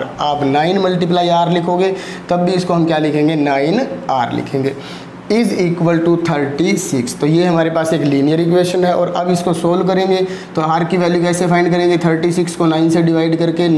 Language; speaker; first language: Hindi; native; Hindi